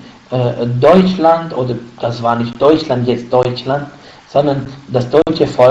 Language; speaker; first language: German; non-native, fluent; Arabic